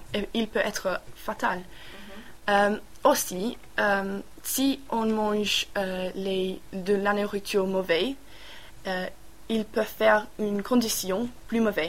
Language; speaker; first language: French; non-native, learner; English